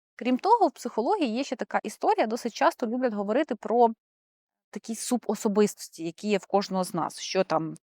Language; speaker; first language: Ukrainian; non-native, local second language; Russian